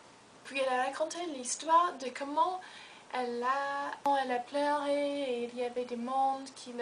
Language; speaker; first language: French; non-native, learner; English